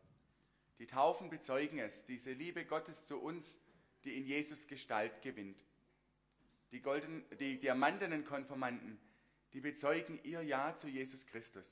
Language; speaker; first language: German; native; German